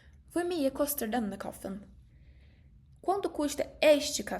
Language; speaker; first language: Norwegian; non-native, fluent; Portuguese